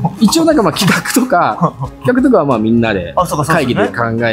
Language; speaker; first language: Japanese; native; Japanese